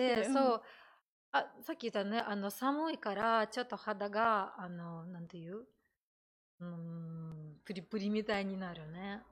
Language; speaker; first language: Japanese; non-native, fluent; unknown